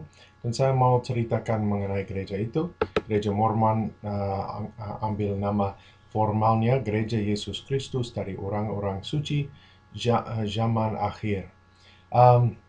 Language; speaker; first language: Indonesian; non-native, fluent; English